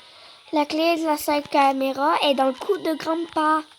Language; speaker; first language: French; native; French